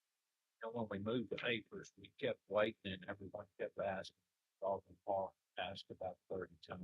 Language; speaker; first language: English; native; English